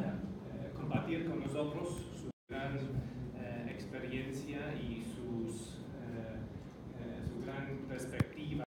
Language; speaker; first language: Spanish; non-native, fluent; English